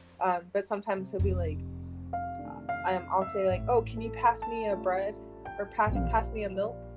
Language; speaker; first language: English; early bilingual, heritage; English